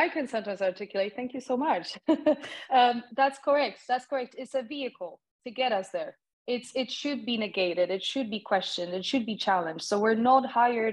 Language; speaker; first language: English; non-native, fluent; Polish